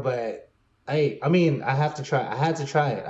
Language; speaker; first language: English; native; English